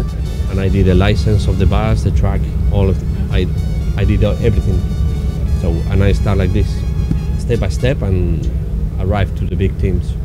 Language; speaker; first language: English; non-native, learner; Spanish